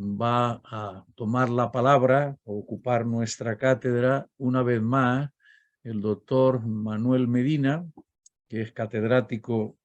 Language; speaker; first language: Spanish; native; Spanish